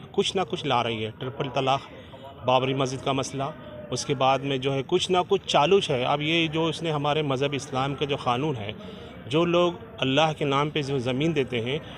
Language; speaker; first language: Urdu; native; Urdu